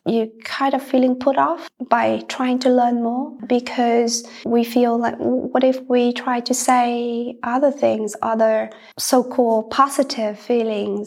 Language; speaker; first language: English; non-native, fluent; Vietnamese